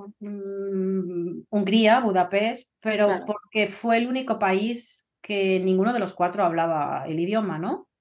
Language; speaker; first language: Spanish; native; Spanish